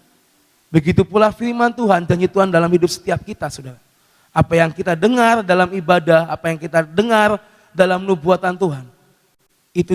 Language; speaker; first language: Indonesian; native; Indonesian